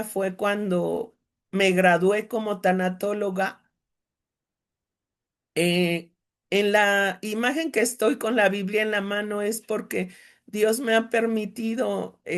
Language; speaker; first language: Spanish; native; Spanish